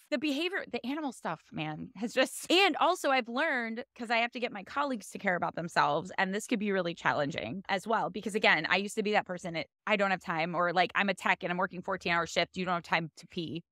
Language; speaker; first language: English; native; English